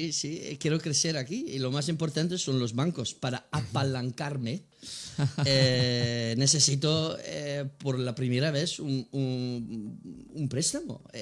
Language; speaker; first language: Spanish; non-native, fluent; Dutch